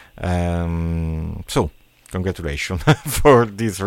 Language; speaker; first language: English; non-native, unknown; Italian